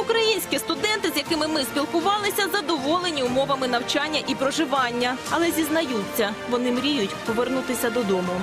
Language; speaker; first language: Ukrainian; native; Ukrainian